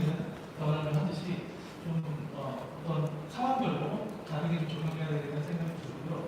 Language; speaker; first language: Korean; native; Korean